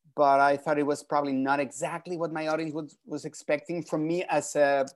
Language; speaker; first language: English; non-native, fluent; Spanish